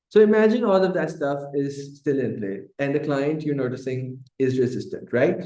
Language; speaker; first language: English; non-native, local second language; Urdu